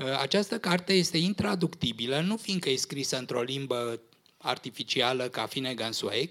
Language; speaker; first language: Romanian; native; Romanian